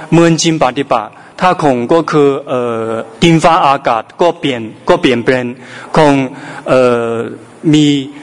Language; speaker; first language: Thai; non-native, learner; Chinese